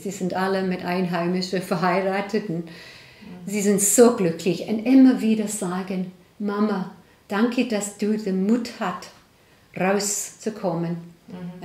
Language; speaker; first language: German; non-native, learner; English